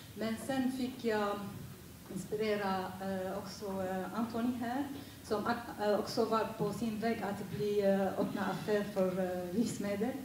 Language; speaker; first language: Swedish; non-native, fluent; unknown